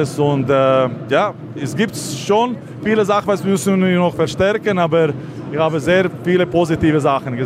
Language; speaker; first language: German; non-native, learner; Latvian